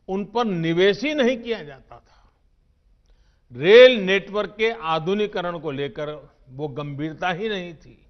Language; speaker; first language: Hindi; native; Hindi